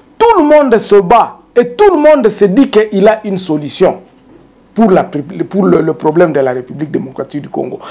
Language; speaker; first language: French; non-native, local second language; Swahili